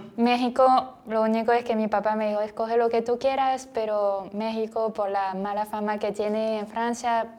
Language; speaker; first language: Spanish; non-native, fluent; French